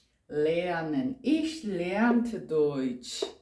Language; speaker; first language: German; non-native, fluent; Portuguese